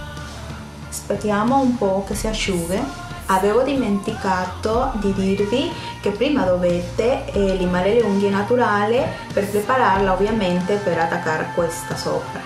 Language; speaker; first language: Italian; non-native, fluent; Spanish